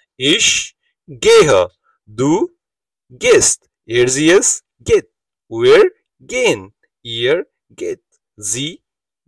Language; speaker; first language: German; non-native, learner; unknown